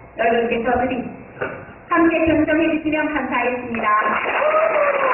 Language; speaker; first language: Korean; non-native, fluent; Japanese